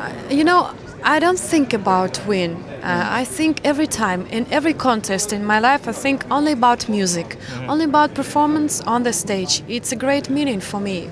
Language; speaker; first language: English; non-native, learner; Ukrainian